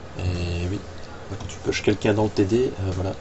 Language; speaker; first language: French; native; French